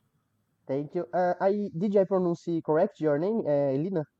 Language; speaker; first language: English; non-native, learner; Portuguese